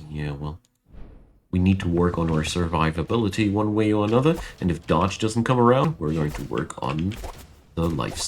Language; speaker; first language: English; non-native, fluent; German